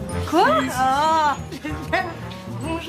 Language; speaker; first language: French; native; French